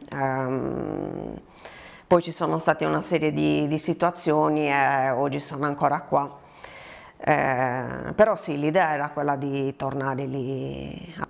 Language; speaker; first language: Italian; native; Italian